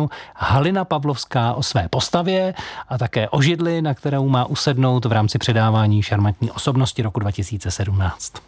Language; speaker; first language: Czech; native; Czech